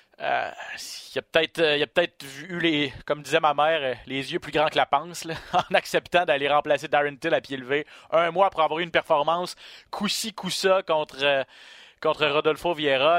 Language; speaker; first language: French; native; French